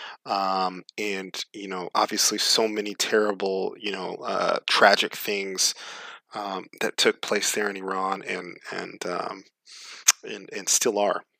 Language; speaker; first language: English; native; English